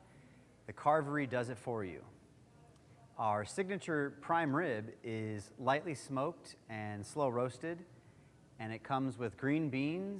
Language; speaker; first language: English; native; English